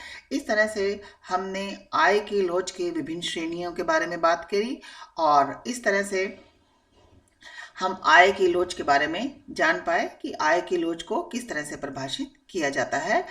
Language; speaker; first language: Hindi; native; Hindi